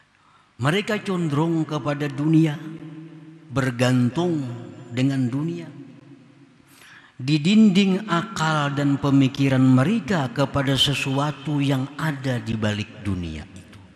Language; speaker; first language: Indonesian; non-native, local second language; Banjar